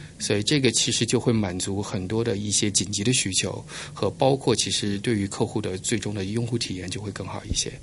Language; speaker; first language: Chinese; early bilingual, heritage; Chinese